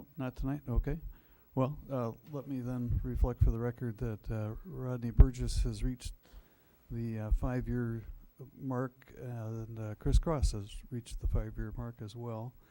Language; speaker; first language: English; native; English